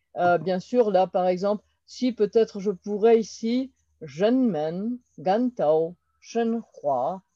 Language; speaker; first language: French; native; French